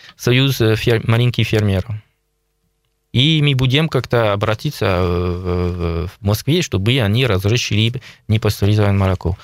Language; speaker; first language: Russian; non-native, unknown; French